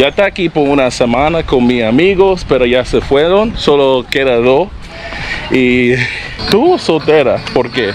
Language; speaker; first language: Spanish; non-native, learner; English